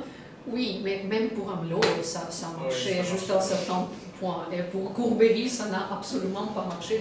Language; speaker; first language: French; non-native, fluent; Russian